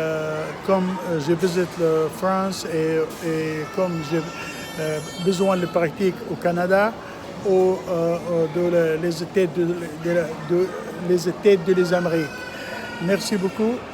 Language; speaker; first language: French; non-native, learner; Arabic